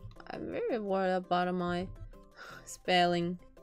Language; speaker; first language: English; non-native, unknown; Japanese